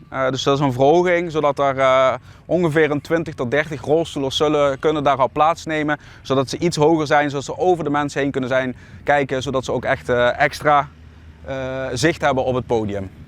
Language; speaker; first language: Dutch; native; Dutch